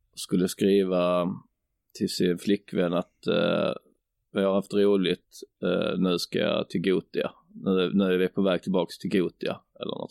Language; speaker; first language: Swedish; native; Swedish